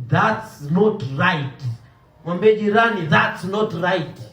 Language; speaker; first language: English; non-native, local second language; Swahili